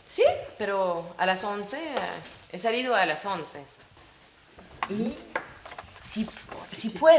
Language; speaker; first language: Spanish; non-native, learner; French